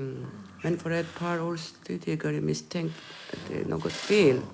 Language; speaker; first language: Swedish; non-native, learner; Urdu